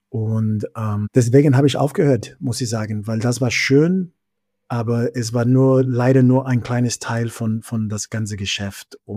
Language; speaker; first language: German; non-native, fluent; English